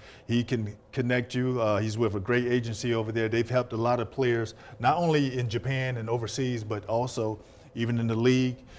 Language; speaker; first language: English; native; English